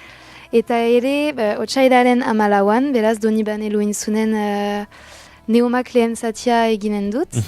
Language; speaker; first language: Basque; non-native, local second language; French